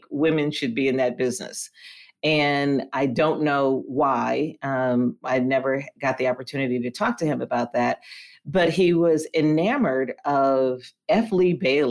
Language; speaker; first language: English; native; English